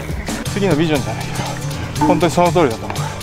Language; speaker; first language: Japanese; native; Japanese